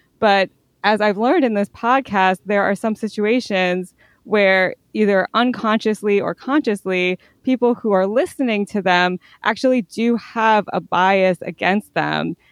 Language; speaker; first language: English; native; English